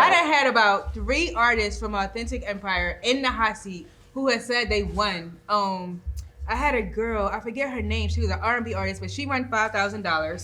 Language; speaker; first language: English; native; English